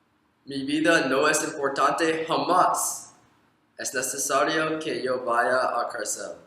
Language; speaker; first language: Spanish; non-native, learner; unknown